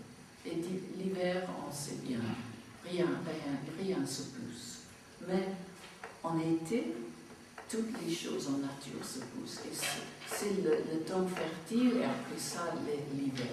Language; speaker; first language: French; non-native, fluent; English